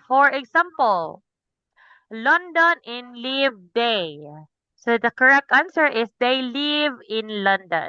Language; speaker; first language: English; non-native, local second language; Cebuano